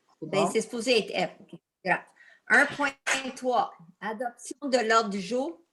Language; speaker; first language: French; native; French